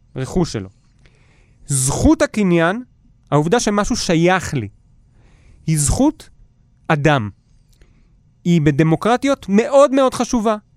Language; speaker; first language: Hebrew; native; Hebrew